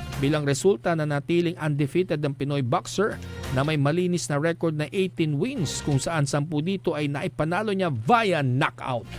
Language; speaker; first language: Filipino; non-native, local second language; Iloko